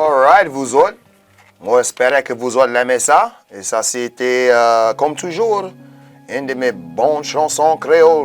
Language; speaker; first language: French; non-native, local second language; English